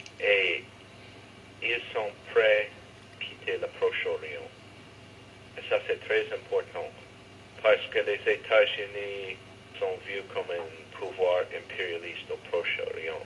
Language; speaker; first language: French; non-native, fluent; English